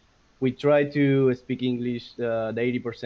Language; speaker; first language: English; non-native, learner; Spanish